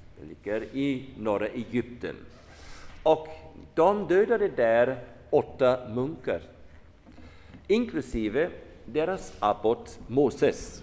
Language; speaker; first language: Swedish; non-native, fluent; German